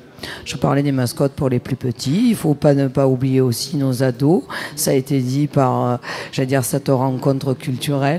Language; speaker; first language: French; native; French